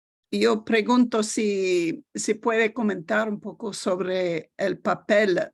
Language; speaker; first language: Spanish; non-native, learner; English